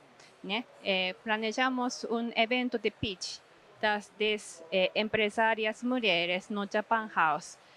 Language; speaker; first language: Portuguese; non-native, fluent; Japanese